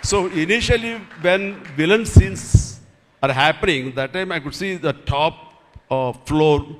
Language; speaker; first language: English; non-native, local second language; Telugu